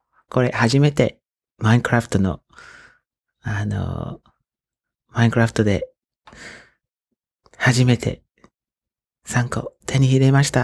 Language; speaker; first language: Japanese; non-native, learner; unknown